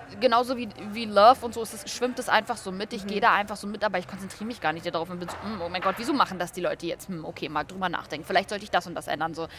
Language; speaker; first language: German; native; German